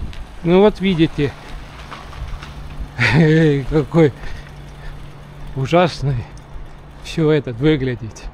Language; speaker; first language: Russian; non-native, local second language; Estonian